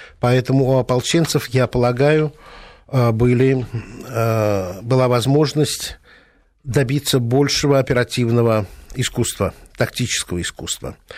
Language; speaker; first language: Russian; native; Russian